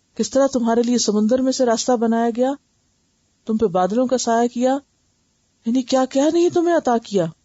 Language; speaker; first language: Urdu; native; Urdu